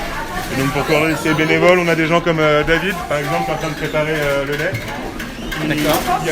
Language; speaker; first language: French; native; French